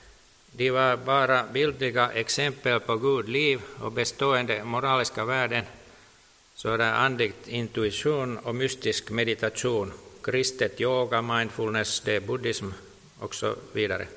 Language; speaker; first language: Swedish; non-native, local second language; Finnish